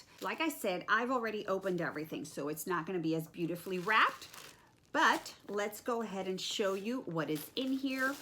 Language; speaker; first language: English; native; English